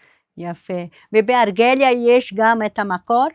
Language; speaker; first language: Hebrew; non-native, fluent; Portuguese